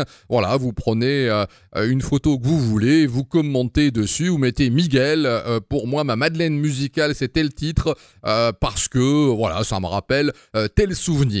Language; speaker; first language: French; native; French